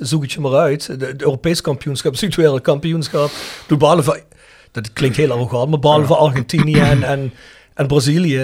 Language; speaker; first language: Dutch; native; Dutch